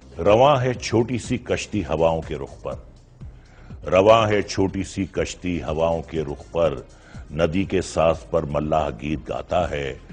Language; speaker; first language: Hindi; native; Hindi